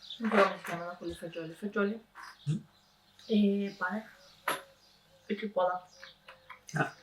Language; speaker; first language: Italian; non-native, fluent; Ukrainian